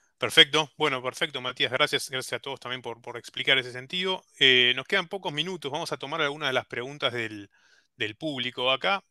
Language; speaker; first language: Spanish; native; Spanish